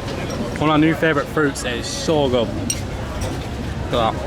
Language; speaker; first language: English; native; English